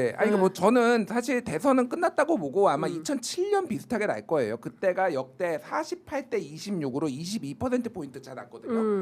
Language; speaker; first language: Korean; native; Korean